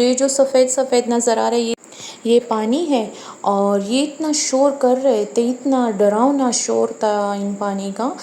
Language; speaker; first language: Urdu; non-native, local second language; Pashto